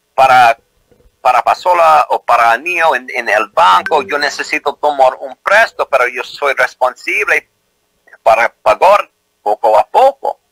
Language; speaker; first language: Spanish; non-native, learner; English